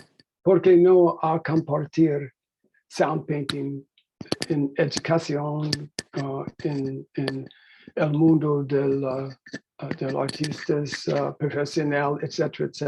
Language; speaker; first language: Spanish; non-native, learner; English